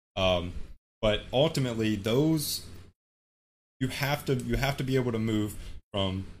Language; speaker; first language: English; native; English